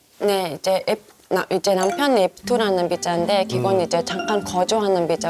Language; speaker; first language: Korean; non-native, fluent; Mongolian